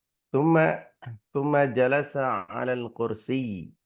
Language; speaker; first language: Arabic; non-native, learner; Indonesian